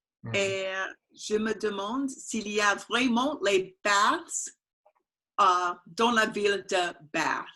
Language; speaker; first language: French; non-native, learner; English